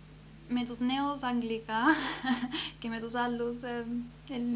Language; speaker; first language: Greek; early bilingual, heritage; Greek